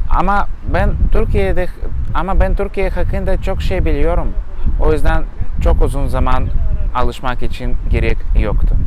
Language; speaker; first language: Turkish; non-native, learner; Russian